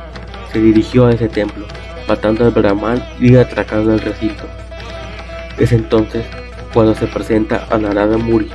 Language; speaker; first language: Spanish; native; Spanish